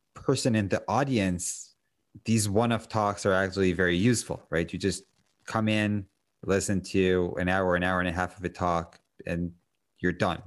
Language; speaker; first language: English; non-native, fluent; Hebrew